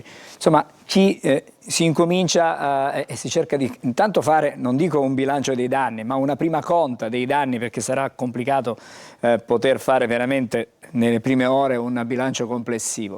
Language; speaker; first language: Italian; native; Italian